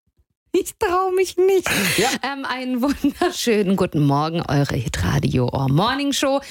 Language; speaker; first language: German; native; German